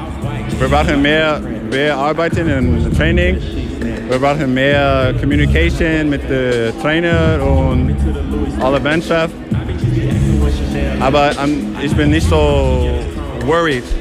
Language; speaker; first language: German; non-native, learner; English